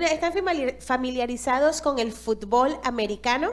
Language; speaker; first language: Spanish; non-native, fluent; English